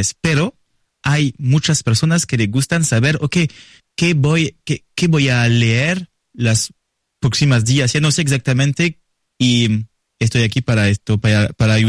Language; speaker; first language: Spanish; non-native, learner; French